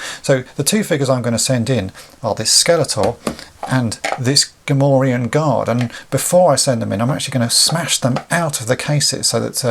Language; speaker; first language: English; native; English